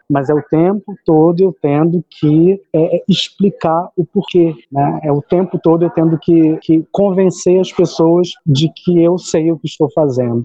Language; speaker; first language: Portuguese; native; Portuguese